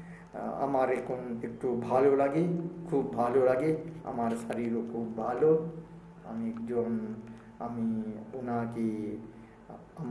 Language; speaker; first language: Bangla; non-native, learner; Sinhala